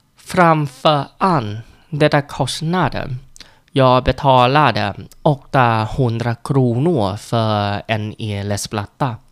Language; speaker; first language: Swedish; non-native, learner; Vietnamese